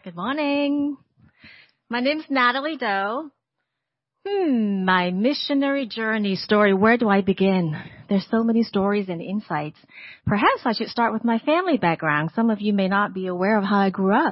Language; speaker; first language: English; non-native, local second language; Cantonese